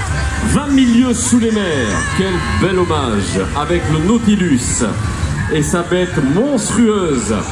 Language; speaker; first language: French; native; French